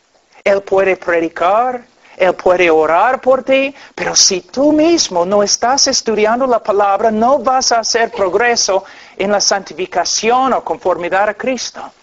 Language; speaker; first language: Spanish; non-native, fluent; English